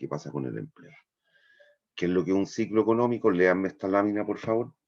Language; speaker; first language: Spanish; native; Spanish